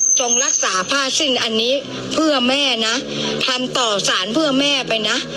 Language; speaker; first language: Thai; native; Thai